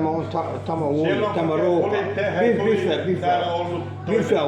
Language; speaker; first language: Finnish; non-native, learner; Turkish